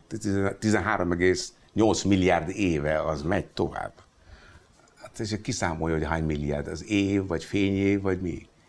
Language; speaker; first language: Hungarian; non-native, fluent; Hindi